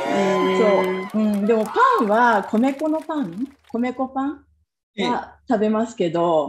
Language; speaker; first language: Japanese; native; Japanese